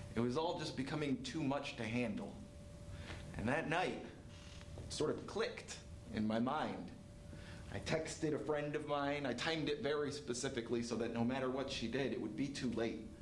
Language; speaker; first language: English; native; English